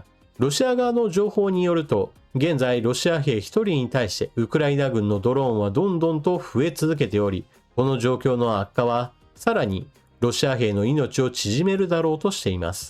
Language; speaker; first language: Japanese; native; Japanese